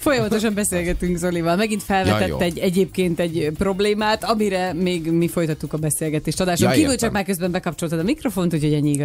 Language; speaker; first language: Hungarian; native; Hungarian